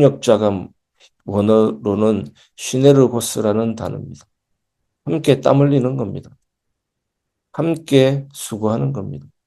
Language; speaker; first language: Korean; native; Korean